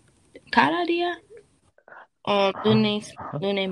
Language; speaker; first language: Spanish; non-native, learner; English